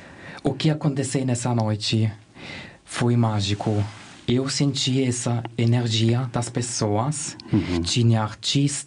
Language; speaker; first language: Portuguese; non-native, learner; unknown